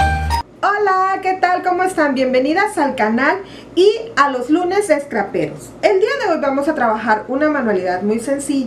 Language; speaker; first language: Spanish; native; Spanish